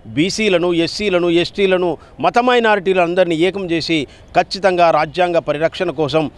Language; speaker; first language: Telugu; native; Telugu